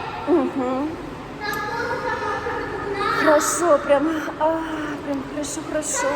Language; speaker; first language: Russian; native; Russian